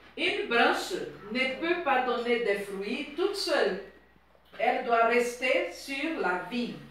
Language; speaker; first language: French; non-native, fluent; Portuguese